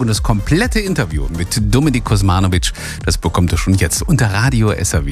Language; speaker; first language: German; native; German